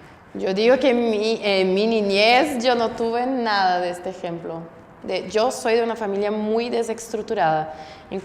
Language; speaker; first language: Spanish; non-native, fluent; Portuguese